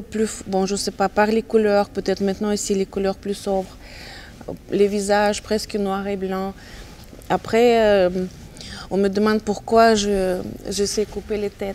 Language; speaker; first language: French; non-native, fluent; Russian